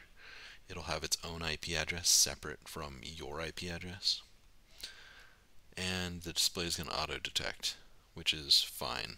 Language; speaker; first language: English; native; English